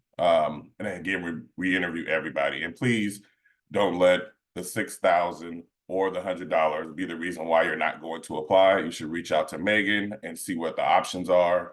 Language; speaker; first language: English; native; English